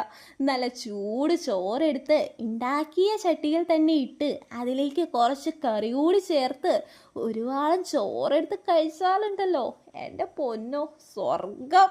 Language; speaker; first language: Malayalam; native; Malayalam